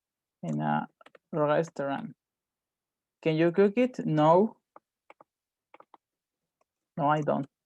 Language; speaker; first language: English; non-native, fluent; Spanish